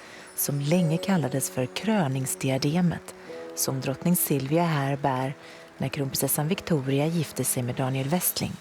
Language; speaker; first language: Swedish; native; Swedish